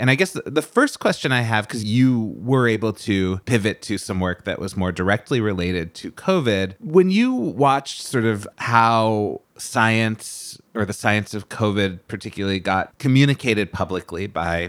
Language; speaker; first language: English; native; English